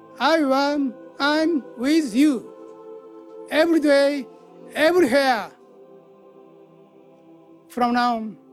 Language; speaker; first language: English; non-native, learner; Japanese